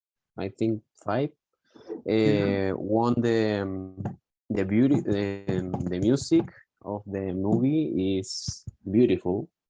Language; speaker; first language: English; non-native, learner; Spanish